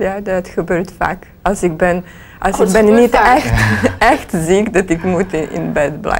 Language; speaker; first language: Dutch; non-native, learner; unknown